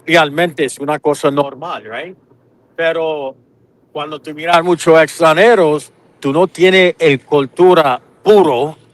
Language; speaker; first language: Spanish; non-native, learner; English